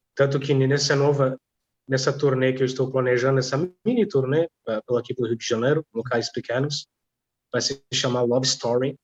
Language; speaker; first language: Portuguese; non-native, fluent; Polish